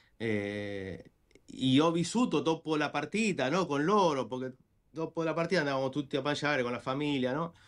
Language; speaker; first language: Italian; non-native, fluent; Spanish